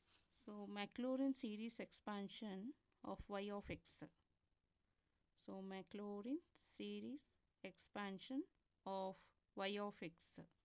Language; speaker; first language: English; non-native, local second language; Kannada